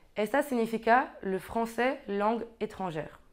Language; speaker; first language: Spanish; non-native, learner; French